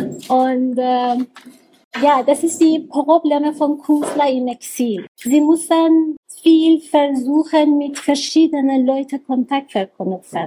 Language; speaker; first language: German; non-native, learner; Persian